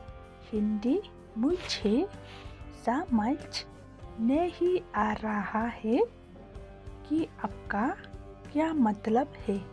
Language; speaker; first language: Hindi; non-native, local second language; Khasi